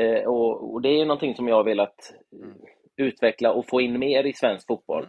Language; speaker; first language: Swedish; native; Swedish